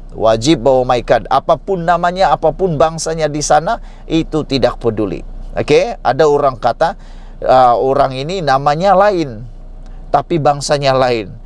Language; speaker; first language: Malay; native; Malay